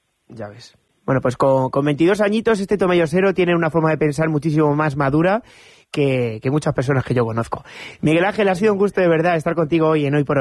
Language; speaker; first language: Spanish; native; Spanish